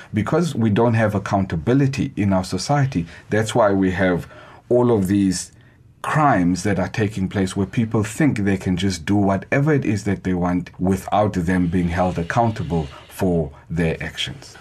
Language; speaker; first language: English; non-native, local second language; Xhosa